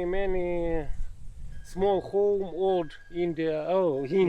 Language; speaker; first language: English; non-native, learner; Russian